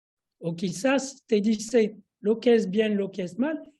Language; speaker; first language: Spanish; non-native, fluent; French